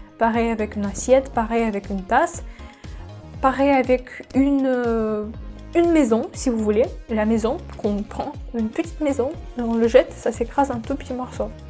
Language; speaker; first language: French; non-native, fluent; Russian